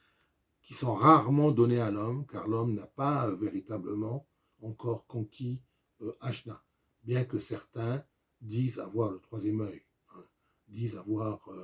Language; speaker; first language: French; native; French